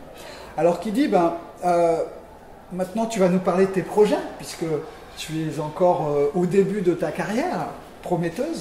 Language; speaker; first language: French; native; French